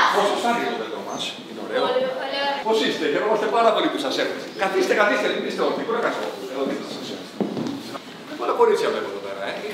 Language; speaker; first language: Greek; native; Greek